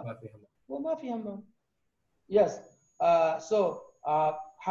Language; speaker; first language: Arabic; non-native, fluent; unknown